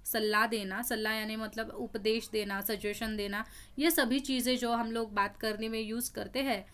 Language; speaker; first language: Hindi; non-native, local second language; Marathi